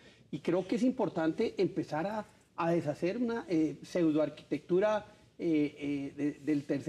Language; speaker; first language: Spanish; native; Spanish